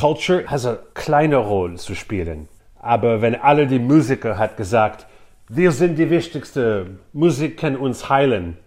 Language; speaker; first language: German; non-native, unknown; English